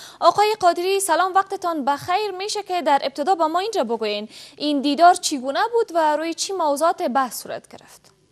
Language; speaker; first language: Persian; native; Persian